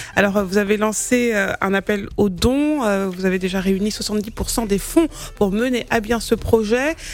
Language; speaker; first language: French; native; French